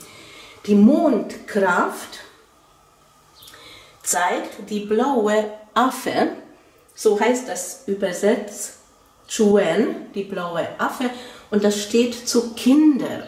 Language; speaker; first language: German; non-native, fluent; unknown